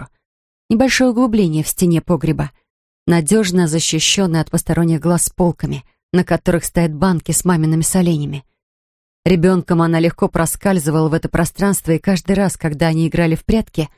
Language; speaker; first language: Russian; native; Russian